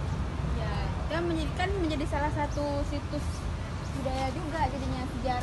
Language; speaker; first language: Indonesian; native; Indonesian